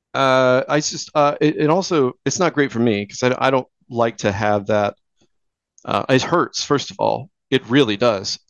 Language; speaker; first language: English; native; English